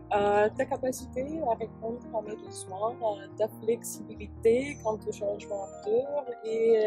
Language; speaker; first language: French; non-native, fluent; English